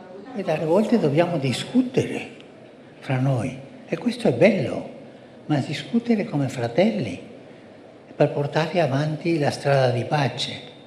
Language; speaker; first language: Italian; early bilingual, heritage; Spanish